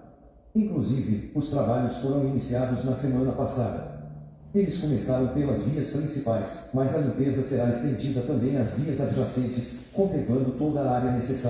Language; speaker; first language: Portuguese; native; Portuguese